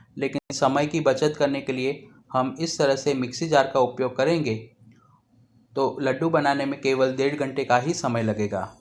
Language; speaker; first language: Hindi; non-native, local second language; Gujarati